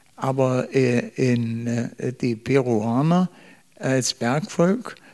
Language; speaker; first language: German; native; German